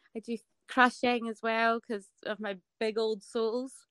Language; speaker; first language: English; native; English